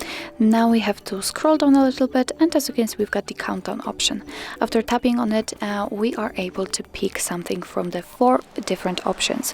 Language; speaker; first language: English; non-native, fluent; Polish